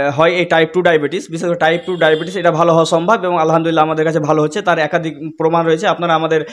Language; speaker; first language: Bangla; native; Bangla